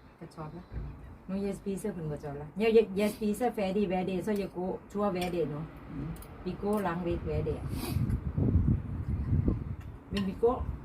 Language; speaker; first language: Danish; non-native, learner; Thai